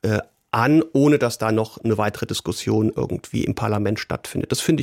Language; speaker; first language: German; native; German